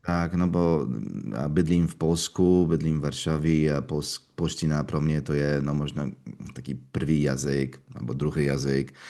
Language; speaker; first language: Czech; non-native, learner; Russian